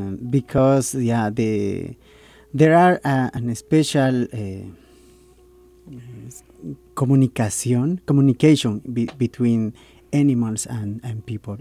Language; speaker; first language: English; non-native, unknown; Spanish